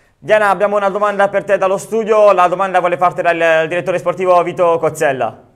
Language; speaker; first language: Italian; native; Italian